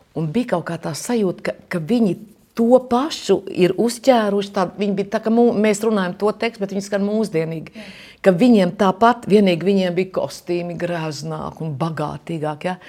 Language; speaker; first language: Latvian; native; Latvian